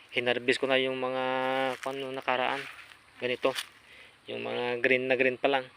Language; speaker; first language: Filipino; non-native, local second language; Iloko